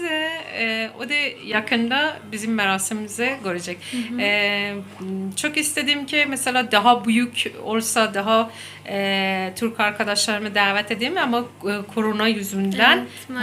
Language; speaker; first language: Turkish; non-native, learner; Persian